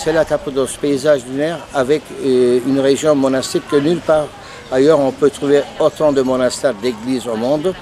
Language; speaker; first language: French; non-native, fluent; Turkish